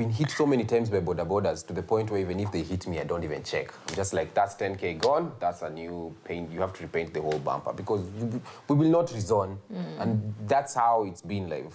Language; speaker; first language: English; non-native, local second language; Swahili